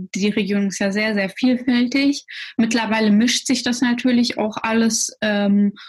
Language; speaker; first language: German; early bilingual, other home language; Russian